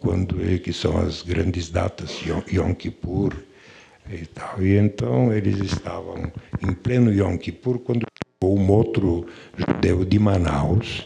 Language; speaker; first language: Portuguese; non-native, fluent; Bulgarian